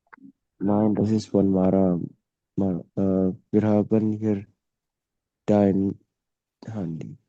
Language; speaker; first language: German; non-native, learner; Indonesian